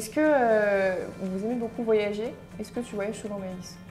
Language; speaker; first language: French; native; French